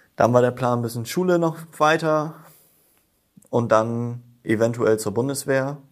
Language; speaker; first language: German; native; German